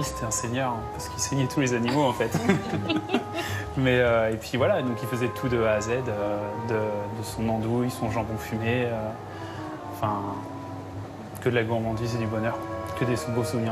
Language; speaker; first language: French; native; French